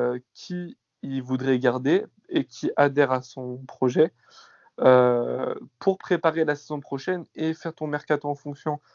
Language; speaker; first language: French; native; French